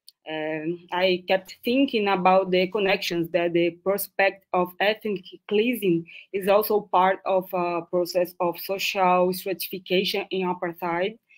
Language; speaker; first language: English; non-native, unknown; Portuguese